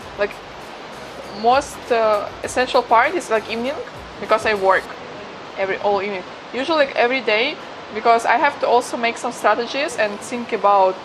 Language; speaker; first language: English; non-native, fluent; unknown